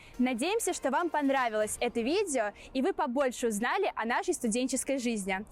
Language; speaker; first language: Russian; native; Russian